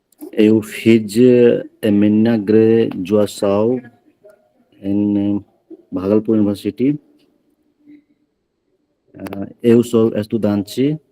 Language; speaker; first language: Portuguese; non-native, learner; Hindi